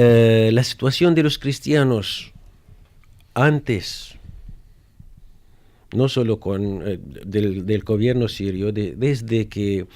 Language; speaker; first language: Spanish; non-native, fluent; Arabic